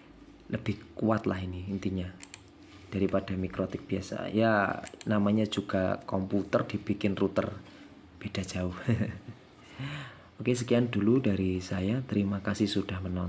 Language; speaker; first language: Indonesian; native; Indonesian